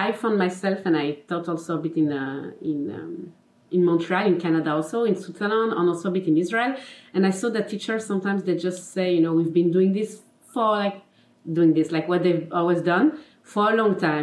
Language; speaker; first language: English; non-native, fluent; French